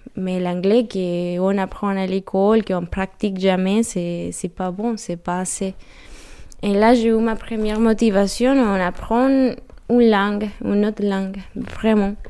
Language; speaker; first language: French; non-native, learner; Spanish